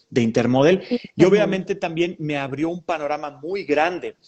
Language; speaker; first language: Spanish; native; Spanish